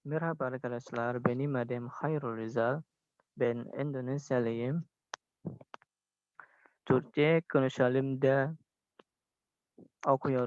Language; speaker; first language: Turkish; non-native, learner; Indonesian